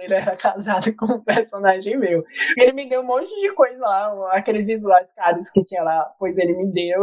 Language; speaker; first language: Portuguese; native; Portuguese